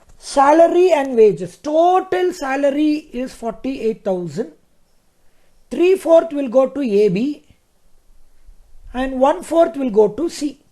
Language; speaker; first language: English; non-native, local second language; Kannada